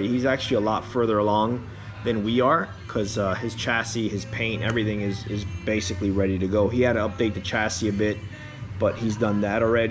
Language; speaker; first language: English; native; English